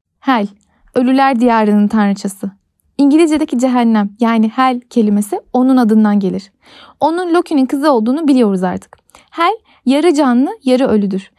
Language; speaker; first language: Turkish; native; Turkish